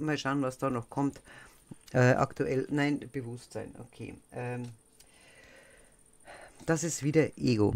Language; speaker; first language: German; native; German